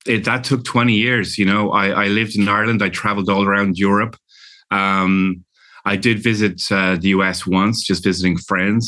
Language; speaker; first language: English; native; English